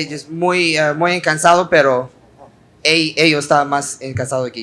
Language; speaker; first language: Spanish; early bilingual, heritage; English